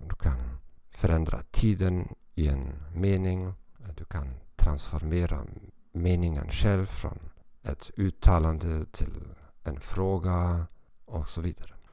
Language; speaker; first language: Swedish; non-native, fluent; German